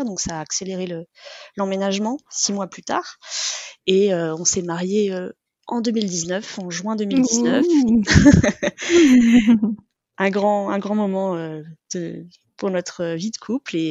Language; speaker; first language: French; native; French